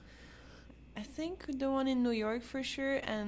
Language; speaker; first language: English; non-native, fluent; French